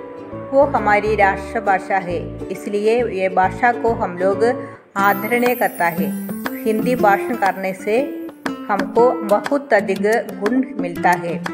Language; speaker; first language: Hindi; non-native, local second language; Malayalam